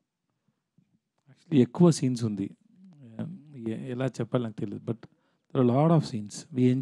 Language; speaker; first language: Telugu; non-native, learner; Tamil